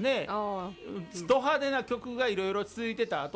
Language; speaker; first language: Japanese; native; Japanese